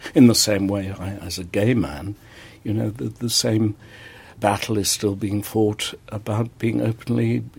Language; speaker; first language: English; native; English